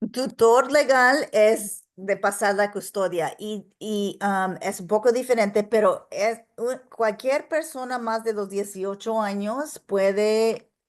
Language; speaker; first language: Spanish; non-native, local second language; English